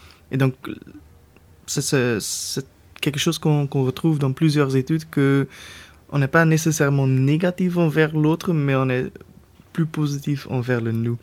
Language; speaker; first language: French; non-native, local second language; Dutch